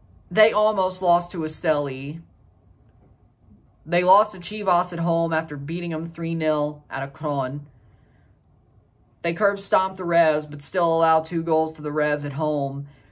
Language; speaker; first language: English; native; English